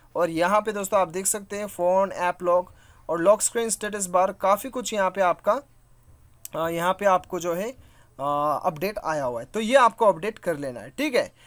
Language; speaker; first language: Hindi; native; Hindi